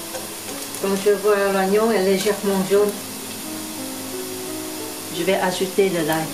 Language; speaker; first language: French; non-native, learner; Vietnamese